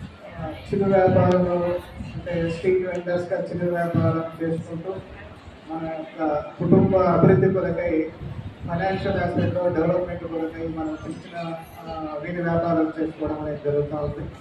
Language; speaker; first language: Telugu; native; Telugu